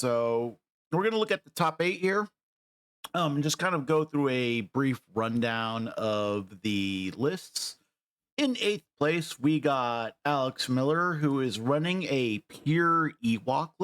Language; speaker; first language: English; native; English